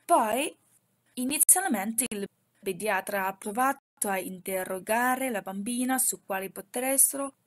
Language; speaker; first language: Italian; non-native, fluent; Chinese